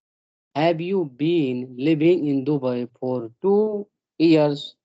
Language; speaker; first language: English; non-native, learner; Hindi